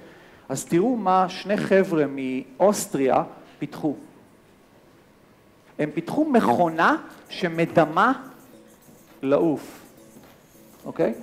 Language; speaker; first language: Hebrew; native; Hebrew